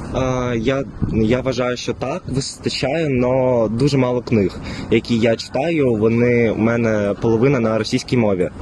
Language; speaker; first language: Ukrainian; non-native, local second language; Russian